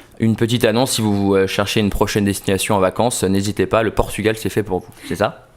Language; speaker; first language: French; native; French